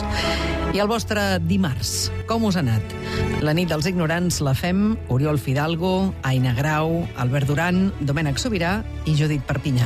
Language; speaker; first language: Catalan; native; Catalan